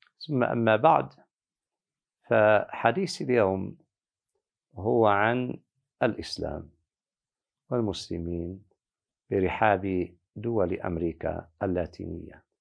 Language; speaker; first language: Arabic; native; Arabic